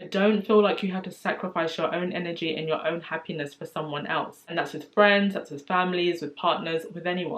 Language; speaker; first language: English; native; English